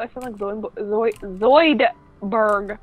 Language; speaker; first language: English; native; English